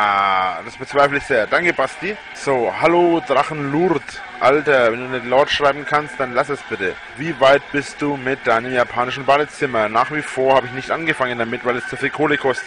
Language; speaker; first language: German; native; German